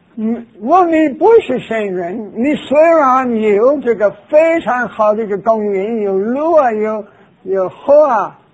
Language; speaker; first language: Chinese; non-native, fluent; English